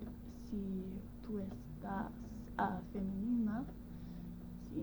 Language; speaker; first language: Spanish; non-native, learner; English